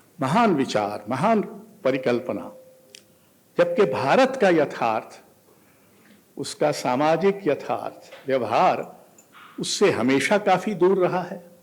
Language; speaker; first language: Hindi; native; Hindi